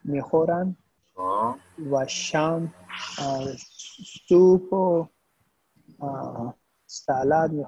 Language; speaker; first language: Persian; non-native, learner; Urdu